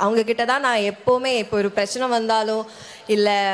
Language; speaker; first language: Tamil; non-native, local second language; Malayalam